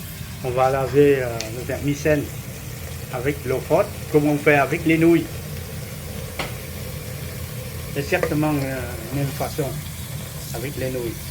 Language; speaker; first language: French; non-native, learner; Vietnamese